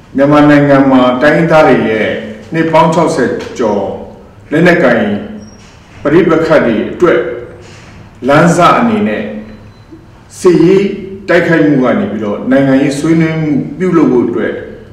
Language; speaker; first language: Burmese; non-native, local second language; Hakha Chin